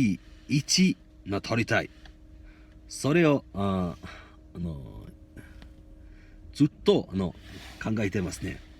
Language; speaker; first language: Japanese; non-native, learner; Mongolian